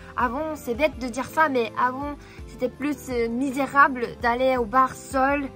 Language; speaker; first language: French; non-native, fluent; Japanese